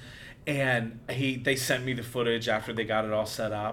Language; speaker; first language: English; native; English